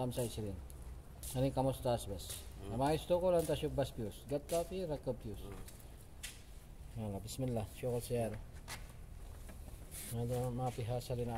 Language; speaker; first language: Arabic; non-native, learner; Filipino